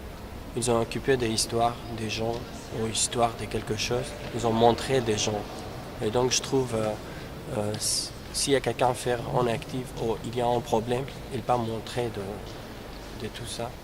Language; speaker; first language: French; non-native, learner; Kurdish